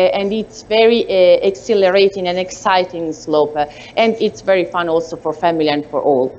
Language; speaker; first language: English; non-native, learner; Italian